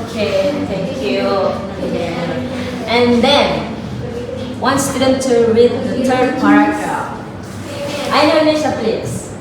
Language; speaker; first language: English; non-native, learner; Indonesian